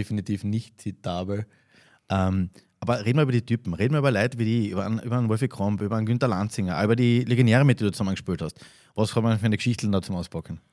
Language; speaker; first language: German; native; German